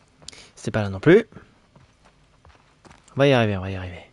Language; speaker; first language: French; native; French